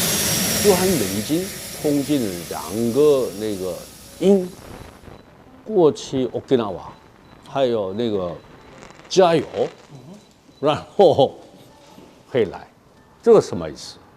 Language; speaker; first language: Chinese; non-native, fluent; Korean